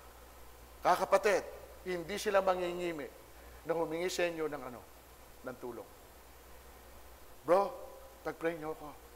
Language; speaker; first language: Filipino; native; Filipino